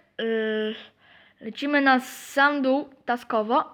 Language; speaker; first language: Polish; native; Polish